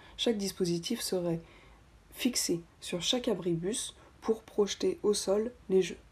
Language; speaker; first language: French; native; French